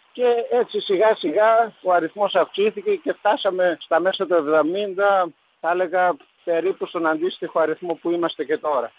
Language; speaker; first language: Greek; native; Greek